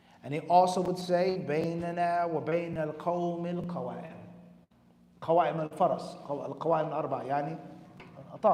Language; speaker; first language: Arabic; non-native, fluent; English